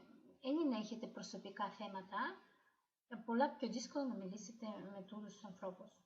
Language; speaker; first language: Greek; non-native, fluent; Russian